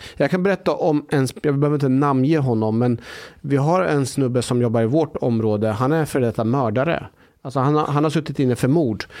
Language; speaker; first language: Swedish; early bilingual, other home language; Persian